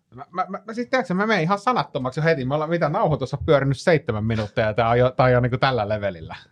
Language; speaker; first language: Finnish; native; Finnish